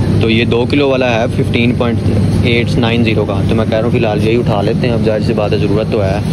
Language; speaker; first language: Urdu; native; Urdu